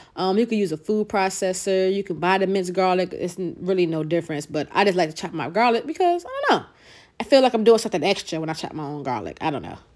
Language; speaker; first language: English; native; English